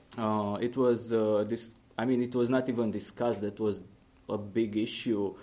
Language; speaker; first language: English; non-native, fluent; Romanian